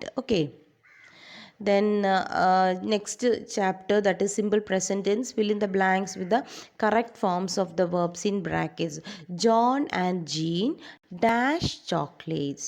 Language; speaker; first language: English; non-native, local second language; Malayalam